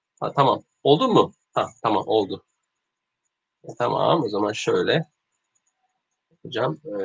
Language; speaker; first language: Turkish; non-native, learner; Korean